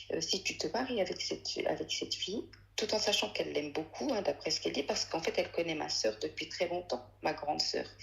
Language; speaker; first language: French; early bilingual, other home language; Arabic